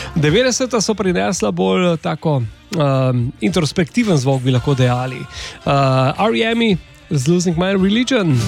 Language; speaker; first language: Slovenian; native; Slovenian